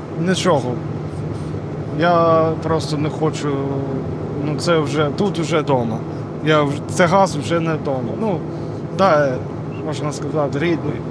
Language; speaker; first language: Ukrainian; non-native, learner; English